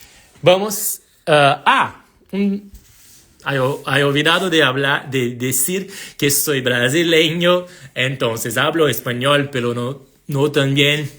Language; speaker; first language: Spanish; non-native, fluent; Portuguese